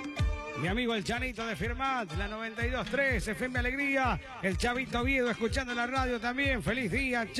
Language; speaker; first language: Spanish; native; Spanish